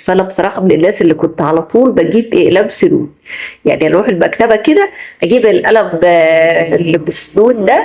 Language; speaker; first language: Arabic; native; Arabic